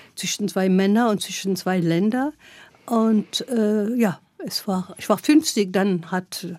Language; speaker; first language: German; non-native, fluent; French